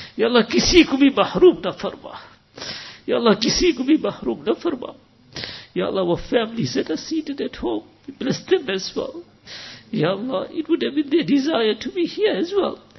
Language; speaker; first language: English; native; English